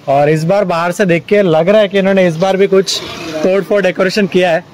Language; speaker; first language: Hindi; non-native, local second language; Marathi